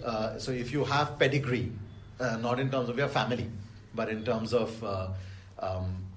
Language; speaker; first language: English; non-native, local second language; Bangla